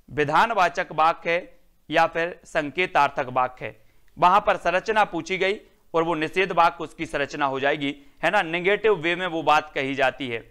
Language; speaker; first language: Hindi; native; Hindi